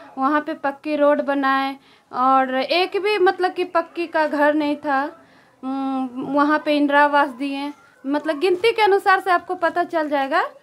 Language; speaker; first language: Hindi; native; Hindi